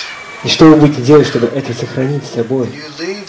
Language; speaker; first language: Russian; native; Russian